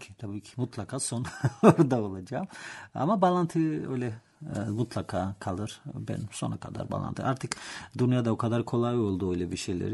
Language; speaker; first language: Turkish; non-native, learner; Georgian